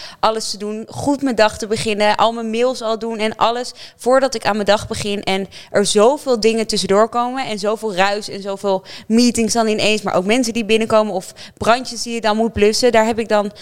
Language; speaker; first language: Dutch; native; Dutch